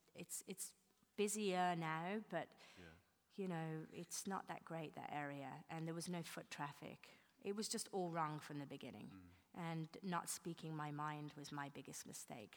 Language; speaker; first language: English; native; English